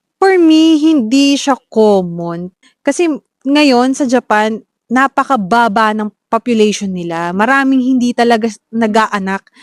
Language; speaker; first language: Filipino; native; Filipino